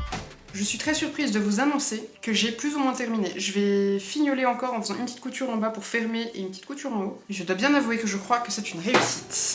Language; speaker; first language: French; native; French